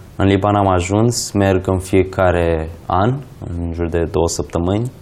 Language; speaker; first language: Romanian; early bilingual, other home language; Arabic